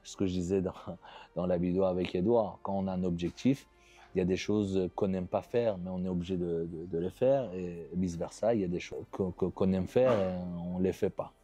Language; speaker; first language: French; native; French